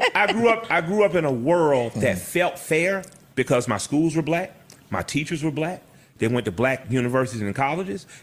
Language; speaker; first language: English; native; English